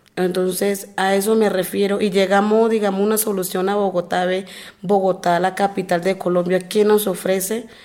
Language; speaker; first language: Spanish; non-native, local second language; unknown